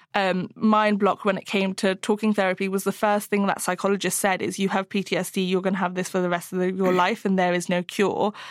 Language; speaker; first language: English; native; English